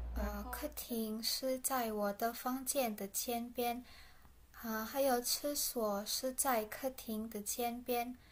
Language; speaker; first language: Chinese; non-native, learner; Indonesian